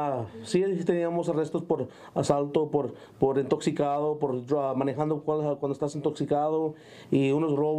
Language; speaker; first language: Spanish; non-native, local second language; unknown